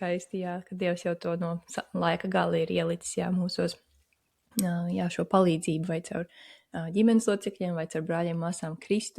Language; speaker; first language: Latvian; native; Latvian